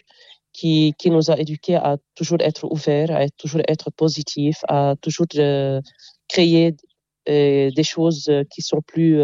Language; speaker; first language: French; non-native, local second language; Arabic